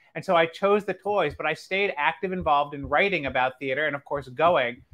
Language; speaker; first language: English; native; English